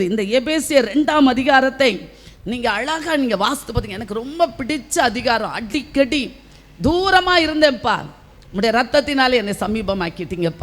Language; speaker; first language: Tamil; native; Tamil